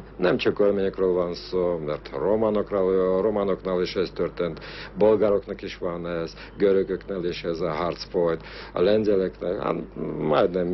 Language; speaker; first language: Hungarian; non-native, fluent; Armenian